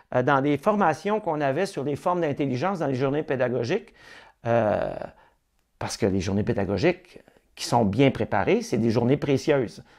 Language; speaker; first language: French; native; French